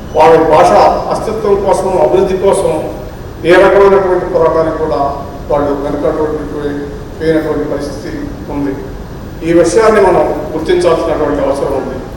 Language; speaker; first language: Telugu; native; Telugu